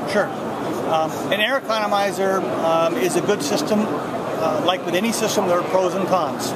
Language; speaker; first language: English; native; English